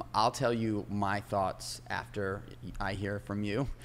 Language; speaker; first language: English; native; English